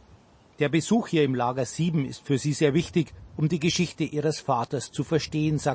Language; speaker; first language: German; native; German